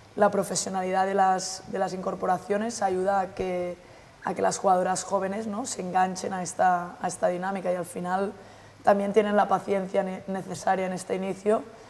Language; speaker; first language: Spanish; native; Spanish